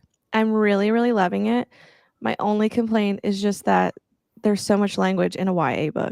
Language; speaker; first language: English; native; English